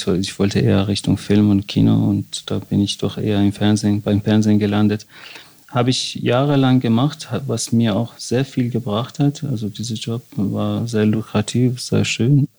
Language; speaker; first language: German; non-native, fluent; Persian